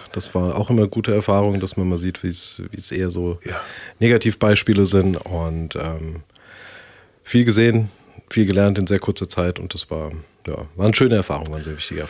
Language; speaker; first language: German; native; German